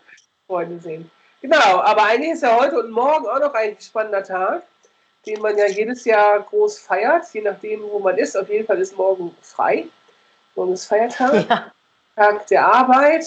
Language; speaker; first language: German; native; German